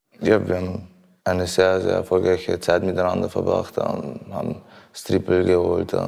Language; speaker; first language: German; native; German